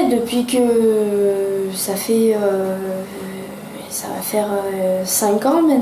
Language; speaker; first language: French; native; French